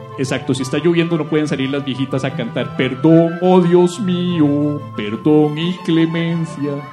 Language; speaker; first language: Spanish; native; Spanish